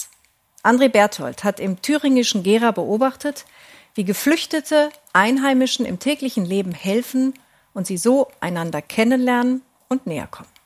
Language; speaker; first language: German; native; German